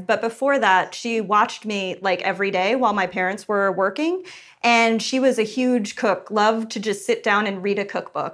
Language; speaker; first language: English; native; English